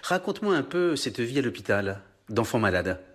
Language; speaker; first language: French; native; French